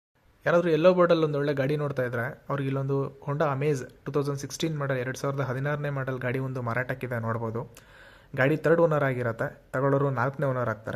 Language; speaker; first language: Kannada; native; Kannada